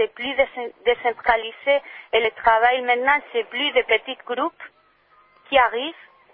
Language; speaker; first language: French; non-native, learner; Spanish